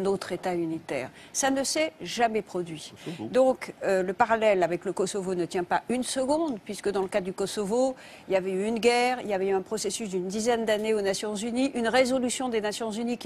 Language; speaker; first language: French; native; French